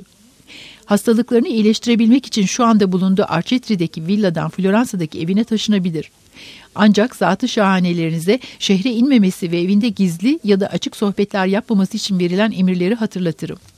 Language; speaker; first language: Turkish; native; Turkish